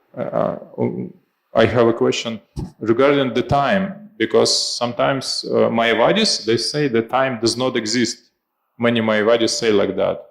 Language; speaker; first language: English; non-native, fluent; Russian